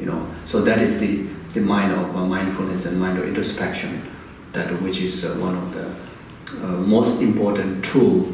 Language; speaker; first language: English; non-native, fluent; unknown